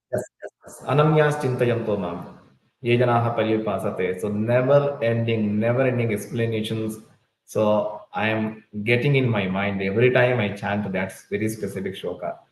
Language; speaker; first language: English; non-native, local second language; Tulu